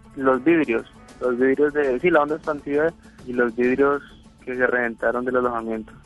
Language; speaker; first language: Spanish; native; Spanish